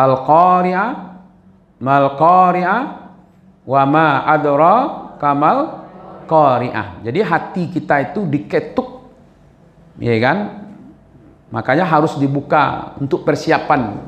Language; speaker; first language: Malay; non-native, local second language; Minangkabau